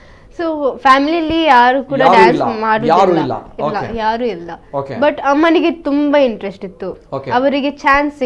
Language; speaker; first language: Kannada; non-native, local second language; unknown